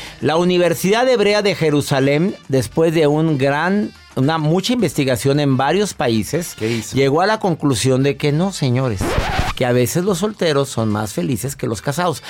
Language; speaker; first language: Spanish; native; Spanish